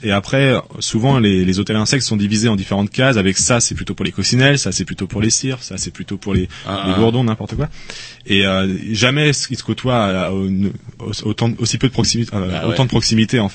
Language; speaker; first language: French; native; French